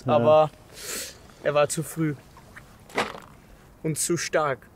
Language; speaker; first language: German; non-native, learner; Dutch